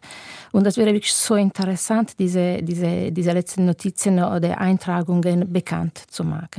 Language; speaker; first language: German; non-native, fluent; Italian